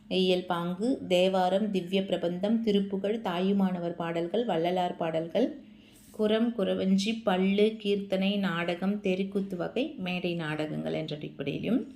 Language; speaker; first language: Tamil; native; Tamil